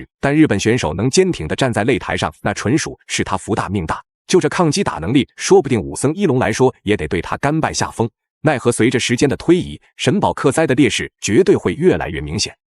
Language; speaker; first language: Chinese; native; Chinese